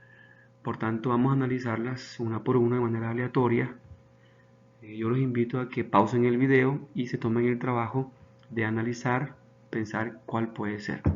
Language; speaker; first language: Spanish; native; Spanish